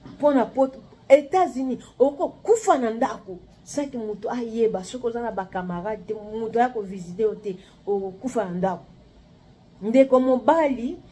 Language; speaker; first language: Lingala; native; Lingala